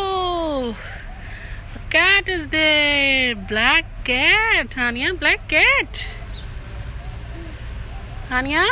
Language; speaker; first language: English; non-native, local second language; Hindi